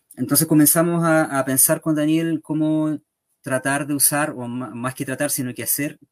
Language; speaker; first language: Spanish; native; Spanish